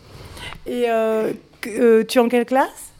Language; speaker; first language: French; native; French